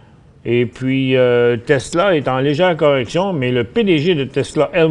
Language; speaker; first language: French; native; French